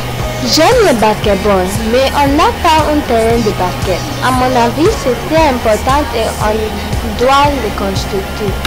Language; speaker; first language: French; non-native, learner; English